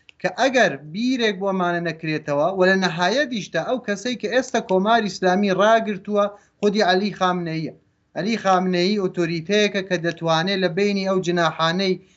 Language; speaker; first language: Central Kurdish; native; Central Kurdish